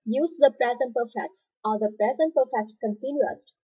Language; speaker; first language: English; non-native, fluent; Vietnamese